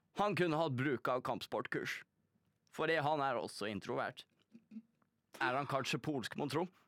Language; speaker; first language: Norwegian; early bilingual, other home language; Polish